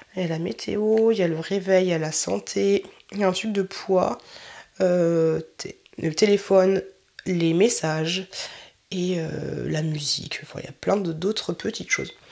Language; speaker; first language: French; native; French